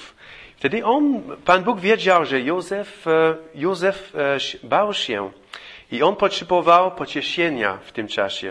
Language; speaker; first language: Polish; non-native, fluent; English